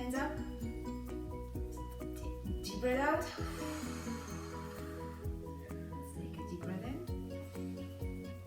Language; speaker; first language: English; non-native, fluent; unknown